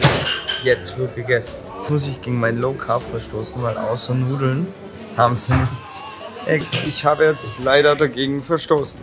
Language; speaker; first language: German; native; German